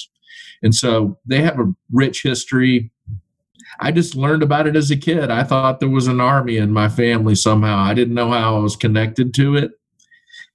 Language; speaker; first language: English; native; English